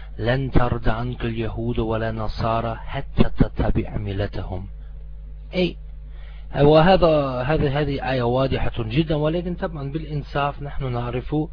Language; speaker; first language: Arabic; non-native, fluent; German